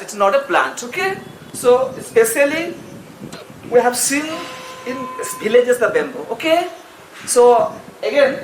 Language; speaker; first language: English; non-native, local second language; Odia